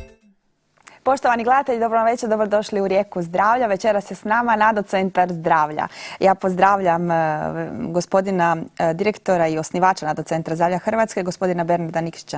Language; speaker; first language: Croatian; native; Croatian